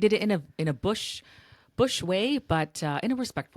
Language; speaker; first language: English; native; English